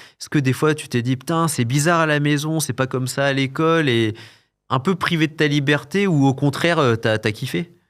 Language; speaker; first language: French; native; French